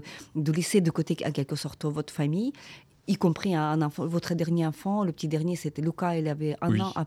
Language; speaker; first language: French; non-native, fluent; Ukrainian